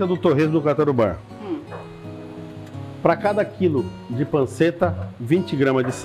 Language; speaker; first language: Portuguese; native; Portuguese